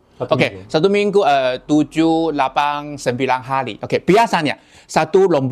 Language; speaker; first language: Indonesian; non-native, learner; Chinese